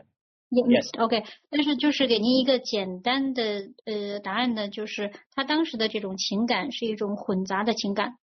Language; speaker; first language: Chinese; native; Chinese